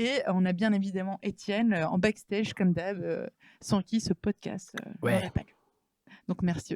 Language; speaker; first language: French; native; French